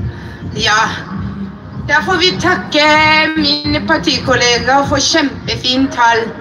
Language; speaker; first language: Norwegian; non-native, fluent; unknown